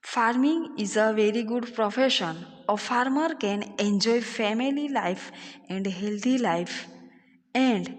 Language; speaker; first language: English; non-native, local second language; Gujarati